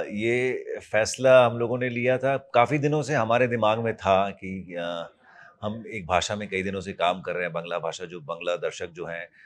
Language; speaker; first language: Hindi; native; Hindi